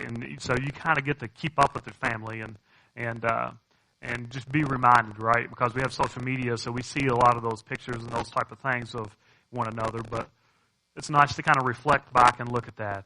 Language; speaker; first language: English; native; English